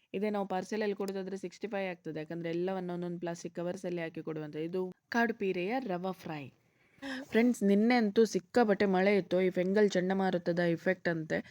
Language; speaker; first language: Kannada; native; Kannada